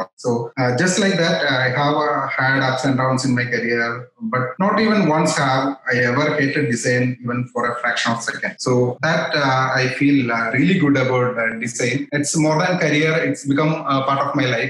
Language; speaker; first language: English; non-native, local second language; Malayalam